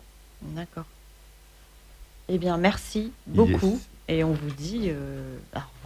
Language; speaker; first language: French; native; French